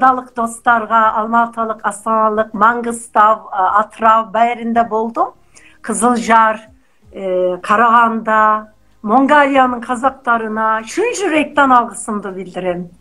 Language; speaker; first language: Kazakh; non-native, fluent; Turkish